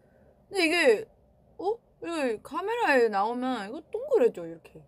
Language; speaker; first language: Korean; non-native, fluent; Chinese